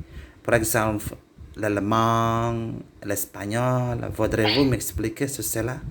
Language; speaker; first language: French; non-native, learner; Indonesian